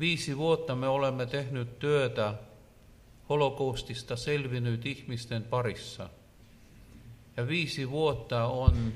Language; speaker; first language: Finnish; non-native, learner; Russian